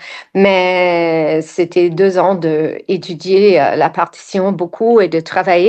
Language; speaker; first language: French; non-native, fluent; English